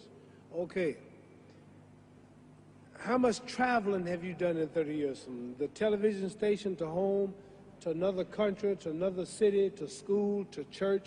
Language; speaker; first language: English; native; English